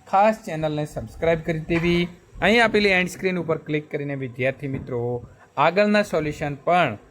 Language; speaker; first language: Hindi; non-native, local second language; Gujarati